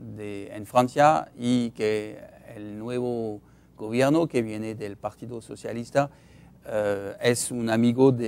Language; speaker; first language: Spanish; non-native, fluent; French